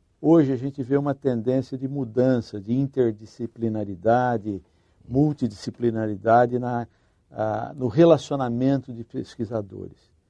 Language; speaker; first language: Portuguese; native; Portuguese